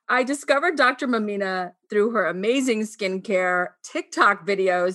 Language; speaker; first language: English; native; English